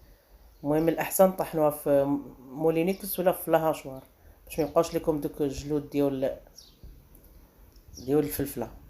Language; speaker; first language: Arabic; native; Arabic